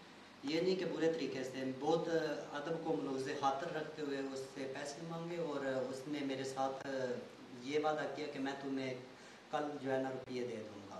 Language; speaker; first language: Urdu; non-native, local second language; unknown